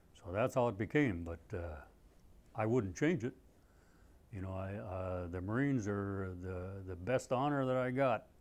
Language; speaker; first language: English; native; English